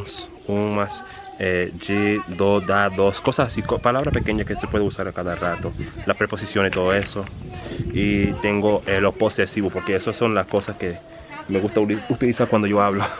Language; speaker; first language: Spanish; early bilingual, heritage; Spanish